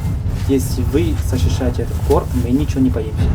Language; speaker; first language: Russian; non-native, learner; Chinese